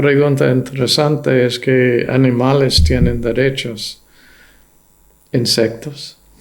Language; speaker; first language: Spanish; non-native, fluent; English